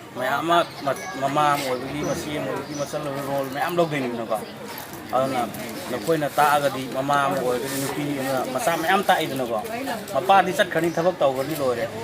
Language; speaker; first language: Manipuri; early bilingual, heritage; Manipuri